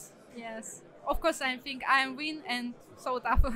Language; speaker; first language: English; non-native, learner; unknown